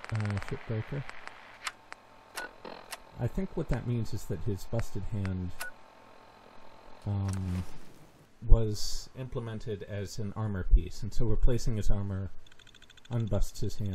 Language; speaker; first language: English; native; English